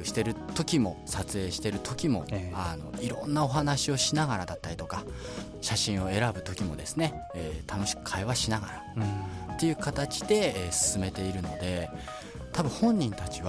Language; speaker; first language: Japanese; native; Japanese